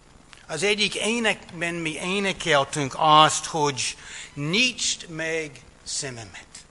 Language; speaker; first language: Hungarian; non-native, fluent; English